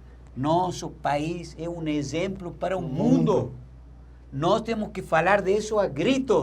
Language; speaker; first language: Portuguese; non-native, learner; Spanish